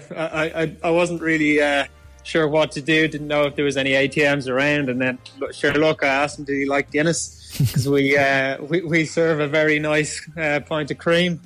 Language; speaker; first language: English; native; English